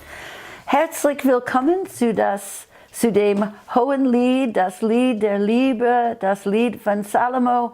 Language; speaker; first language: German; non-native, fluent; English